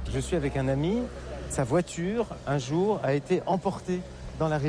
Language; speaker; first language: French; native; French